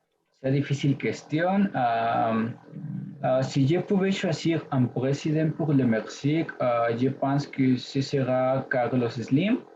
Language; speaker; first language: French; non-native, learner; Spanish